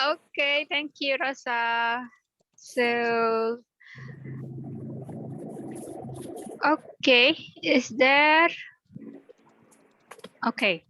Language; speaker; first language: English; non-native, learner; Indonesian